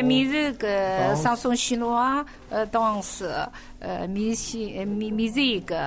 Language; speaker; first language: French; non-native, learner; Chinese